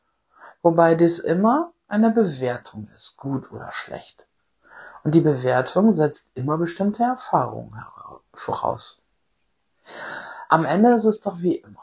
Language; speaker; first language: German; native; German